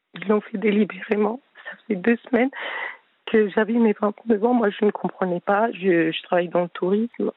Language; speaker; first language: French; non-native, fluent; Spanish